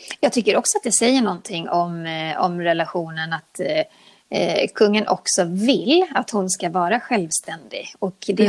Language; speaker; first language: Swedish; native; Swedish